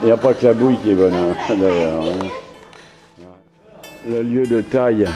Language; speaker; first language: French; native; French